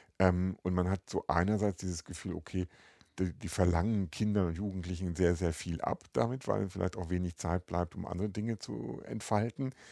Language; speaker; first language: German; native; German